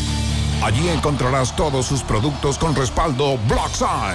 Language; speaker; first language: Spanish; native; Spanish